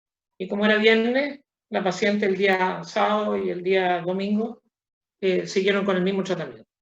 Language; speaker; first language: Spanish; native; Spanish